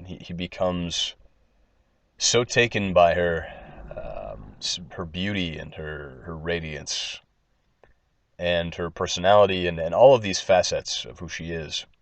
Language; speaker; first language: English; native; English